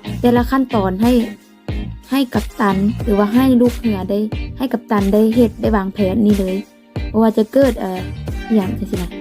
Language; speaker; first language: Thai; non-native, local second language; Lao